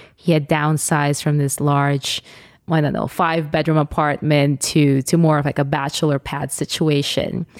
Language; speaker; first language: English; non-native, local second language; Filipino